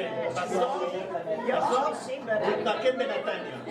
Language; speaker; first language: Hebrew; early bilingual, other home language; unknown